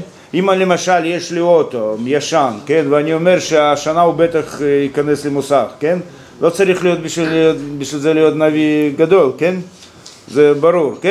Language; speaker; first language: Hebrew; non-native, fluent; Russian